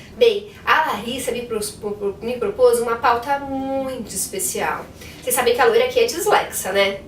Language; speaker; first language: Portuguese; native; Portuguese